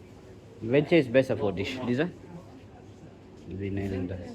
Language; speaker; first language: German; non-native, learner; Amharic